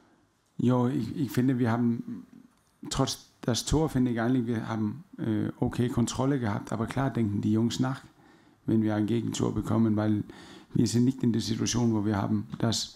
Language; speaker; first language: German; non-native, fluent; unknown